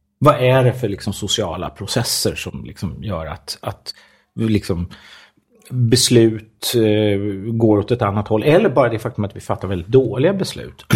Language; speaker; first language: Swedish; native; Swedish